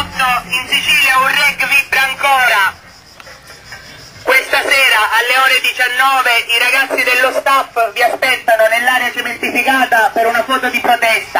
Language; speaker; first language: Italian; native; Italian